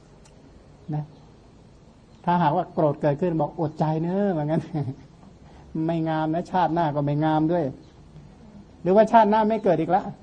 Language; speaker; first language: Thai; non-native, local second language; Khmer